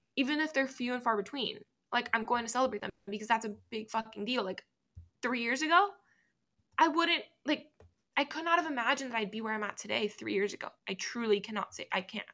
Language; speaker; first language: English; early bilingual, other home language; Spanish